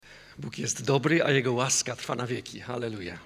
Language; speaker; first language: Polish; native; Polish